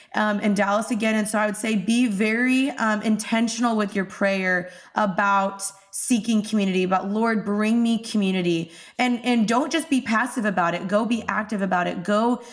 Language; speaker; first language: English; native; English